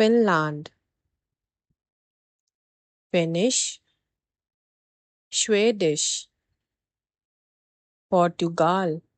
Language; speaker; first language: German; non-native, fluent; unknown